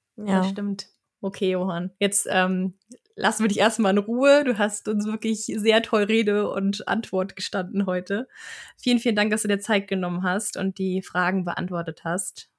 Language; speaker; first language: German; native; German